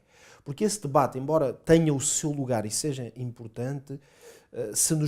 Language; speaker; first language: Portuguese; native; Portuguese